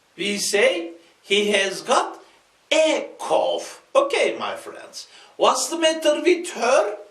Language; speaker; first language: English; non-native, fluent; Turkish